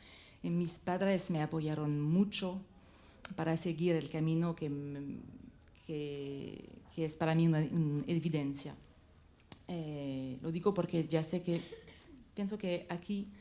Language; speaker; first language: Spanish; non-native, learner; French